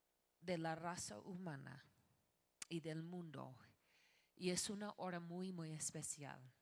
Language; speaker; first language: Spanish; non-native, fluent; English